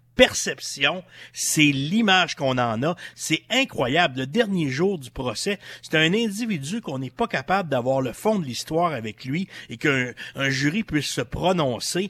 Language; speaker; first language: French; native; French